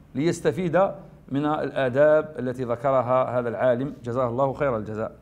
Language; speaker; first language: Arabic; native; Arabic